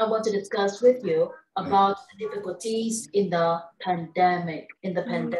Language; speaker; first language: English; non-native, fluent; Vietnamese